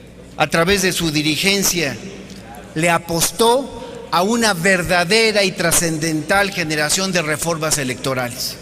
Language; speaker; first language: Spanish; native; Spanish